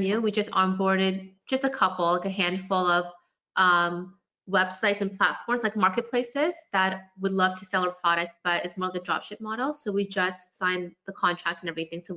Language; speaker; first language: English; native; English